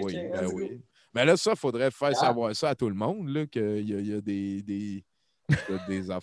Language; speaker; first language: French; native; French